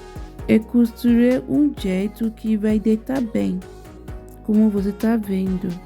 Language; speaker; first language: Portuguese; non-native, learner; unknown